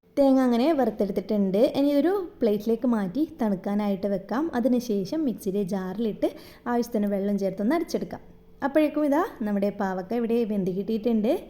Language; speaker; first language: Malayalam; native; Malayalam